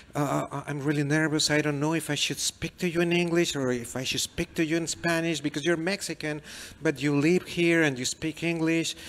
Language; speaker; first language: English; non-native, fluent; Spanish